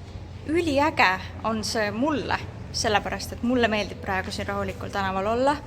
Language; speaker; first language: Estonian; native; Estonian